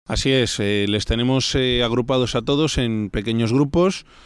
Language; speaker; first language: Spanish; native; Spanish